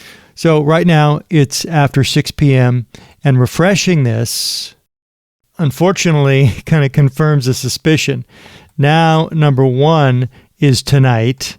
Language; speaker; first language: English; native; English